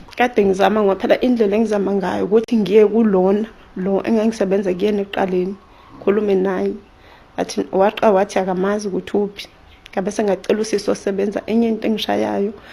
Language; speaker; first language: Zulu; native; Zulu